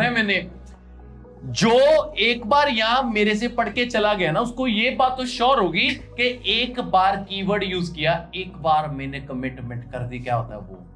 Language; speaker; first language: Hindi; non-native, local second language; Punjabi